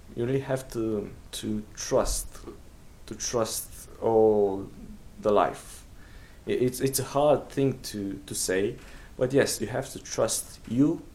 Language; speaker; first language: English; non-native, fluent; Romanian